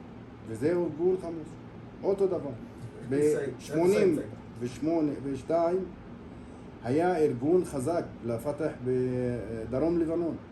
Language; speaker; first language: Hebrew; non-native, local second language; Arabic